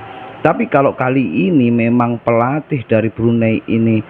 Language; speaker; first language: Indonesian; native; Indonesian